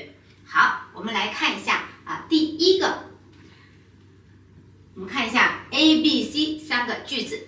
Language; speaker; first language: Chinese; native; Chinese